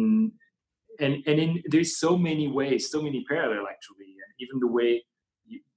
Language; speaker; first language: English; non-native, fluent; French